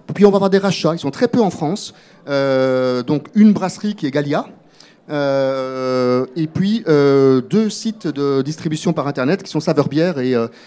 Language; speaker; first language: French; native; French